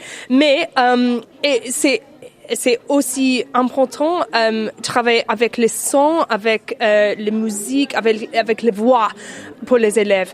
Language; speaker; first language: French; non-native, learner; English